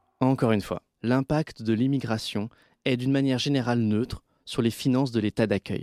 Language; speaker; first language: French; native; French